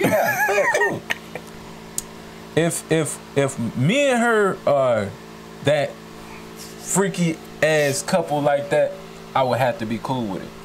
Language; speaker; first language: English; native; English